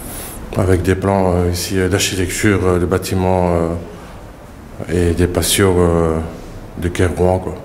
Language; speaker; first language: French; native; French